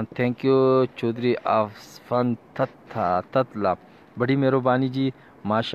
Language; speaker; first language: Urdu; non-native, local second language; Pashto